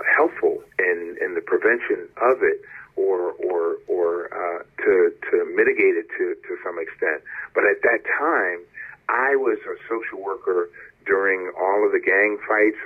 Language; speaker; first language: English; native; English